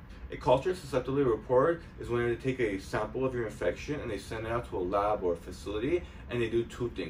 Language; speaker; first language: English; native; English